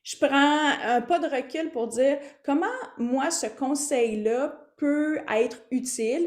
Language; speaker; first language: French; native; French